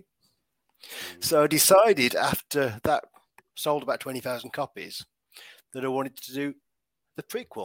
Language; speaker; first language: English; native; English